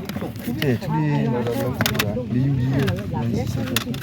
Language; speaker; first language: French; native; French